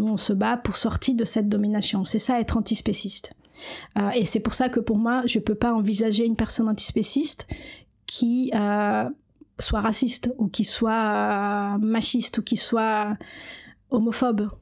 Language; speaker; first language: French; non-native, fluent; Portuguese